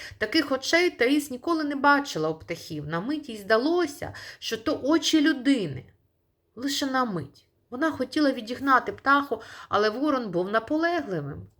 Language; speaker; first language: Ukrainian; non-native, local second language; Russian